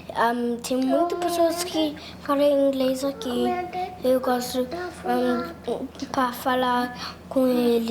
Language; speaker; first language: Portuguese; early bilingual, heritage; Portuguese